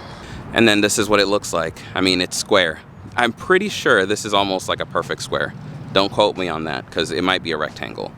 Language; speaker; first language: English; native; English